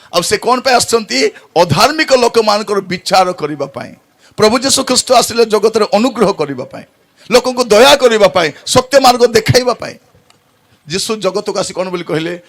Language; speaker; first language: Odia; native; Odia